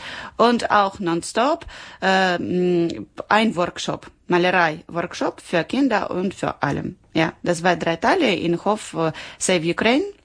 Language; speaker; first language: German; non-native, learner; Ukrainian